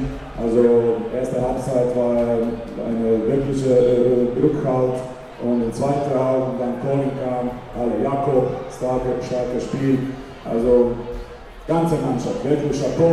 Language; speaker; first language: German; non-native, fluent; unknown